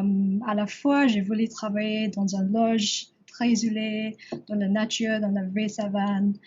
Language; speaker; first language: French; non-native, learner; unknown